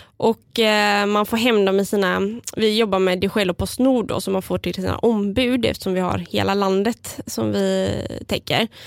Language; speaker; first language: Swedish; early bilingual, other home language; Bulgarian